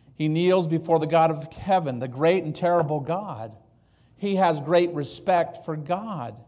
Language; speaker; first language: English; early bilingual, other home language; Polish